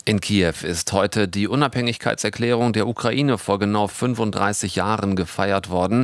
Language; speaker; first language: German; native; German